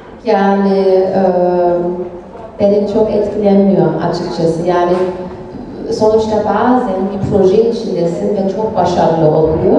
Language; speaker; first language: Turkish; non-native, fluent; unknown